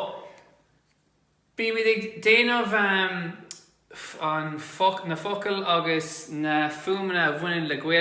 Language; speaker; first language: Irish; non-native, local second language; English